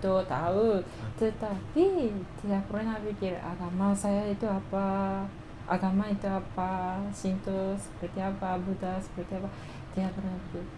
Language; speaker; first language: Indonesian; non-native, learner; Japanese